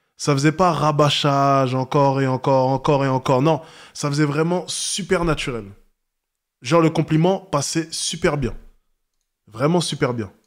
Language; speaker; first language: French; native; French